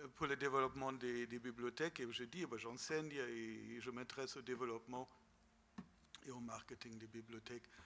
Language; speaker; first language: French; non-native, fluent; German